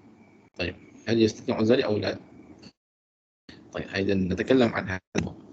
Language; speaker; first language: Arabic; non-native, fluent; Malay